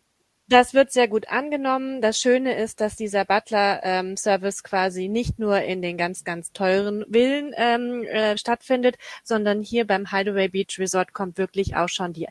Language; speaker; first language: German; native; German